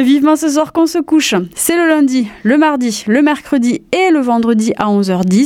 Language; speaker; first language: French; native; French